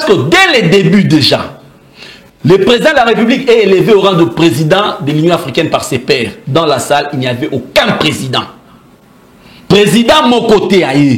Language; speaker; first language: French; non-native, local second language; Lingala